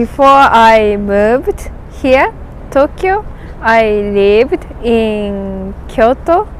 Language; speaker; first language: English; non-native, learner; Japanese